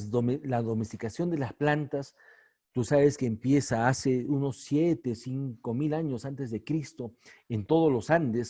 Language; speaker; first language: Spanish; native; Spanish